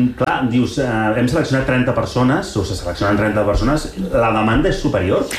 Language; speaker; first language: Catalan; native; Catalan